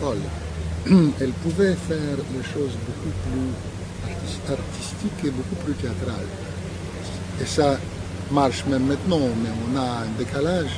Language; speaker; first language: French; non-native, fluent; Russian